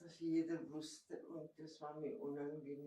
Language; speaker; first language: German; non-native, fluent; Czech